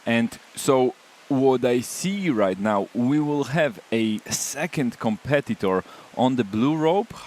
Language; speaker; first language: English; non-native, fluent; Polish